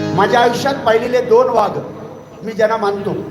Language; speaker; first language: Marathi; non-native, local second language; Konkani